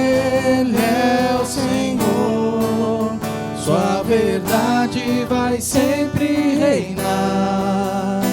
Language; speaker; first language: Portuguese; native; Portuguese